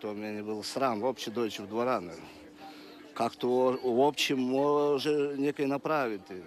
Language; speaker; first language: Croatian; non-native, fluent; Russian